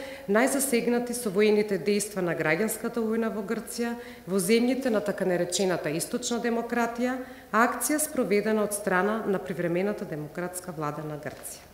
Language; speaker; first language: Macedonian; native; Macedonian